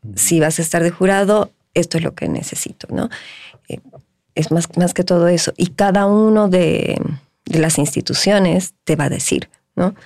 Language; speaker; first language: Spanish; native; Spanish